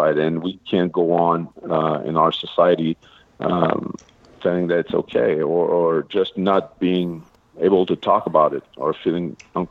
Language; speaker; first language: English; non-native, fluent; French